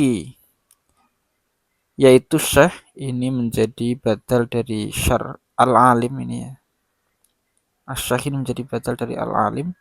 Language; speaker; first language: Indonesian; native; Indonesian